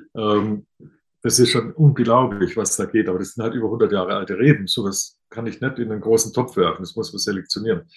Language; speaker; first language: German; native; German